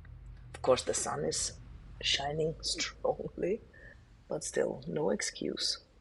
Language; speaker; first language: English; non-native, fluent; German